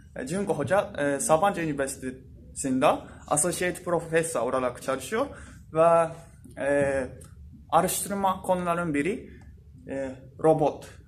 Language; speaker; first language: Turkish; non-native, learner; Japanese